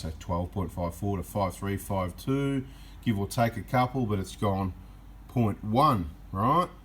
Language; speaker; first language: English; native; English